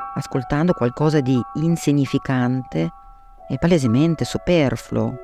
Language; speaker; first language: Italian; non-native, fluent; Russian